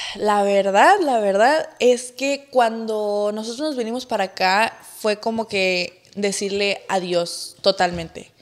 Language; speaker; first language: English; early bilingual, other home language; Spanish